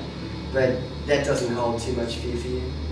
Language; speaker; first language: English; native; English